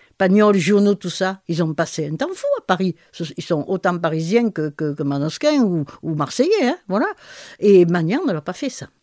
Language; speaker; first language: French; native; French